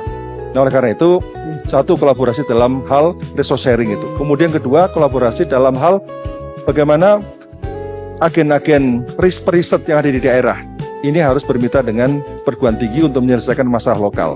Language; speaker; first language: Indonesian; native; Indonesian